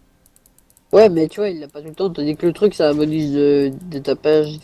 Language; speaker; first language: French; native; French